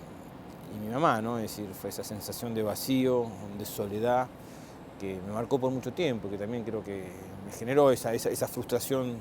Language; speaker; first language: Spanish; native; Spanish